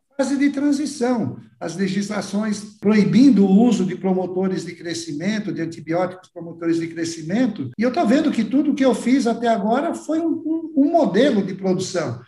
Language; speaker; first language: Portuguese; early bilingual, other home language; Italian